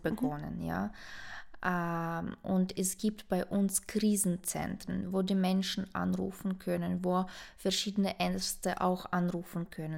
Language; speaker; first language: German; non-native, fluent; Ukrainian